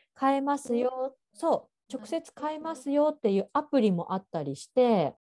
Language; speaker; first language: Japanese; native; Japanese